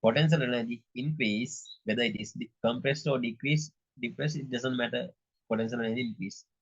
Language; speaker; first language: English; non-native, local second language; Sinhala